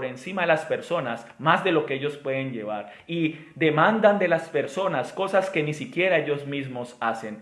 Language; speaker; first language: Spanish; native; Spanish